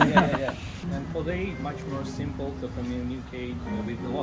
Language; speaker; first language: English; non-native, learner; Russian